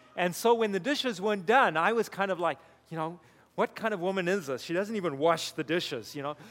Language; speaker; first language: English; native; English